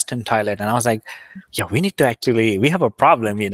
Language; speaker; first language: English; non-native, local second language; Gujarati